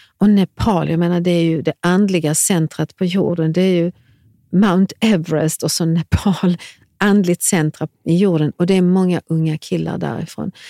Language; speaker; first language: Swedish; early bilingual, other home language; Serbian